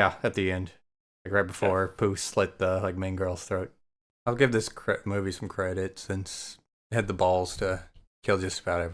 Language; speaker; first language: English; native; English